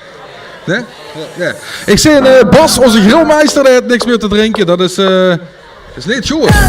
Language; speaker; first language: Dutch; native; Dutch